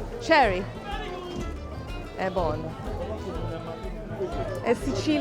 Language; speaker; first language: Italian; non-native, learner; English